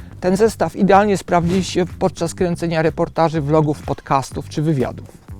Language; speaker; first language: Polish; native; Polish